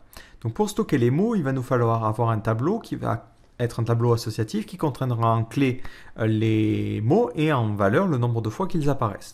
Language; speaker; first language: French; native; French